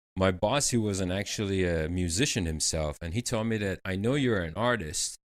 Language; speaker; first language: English; non-native, fluent; Persian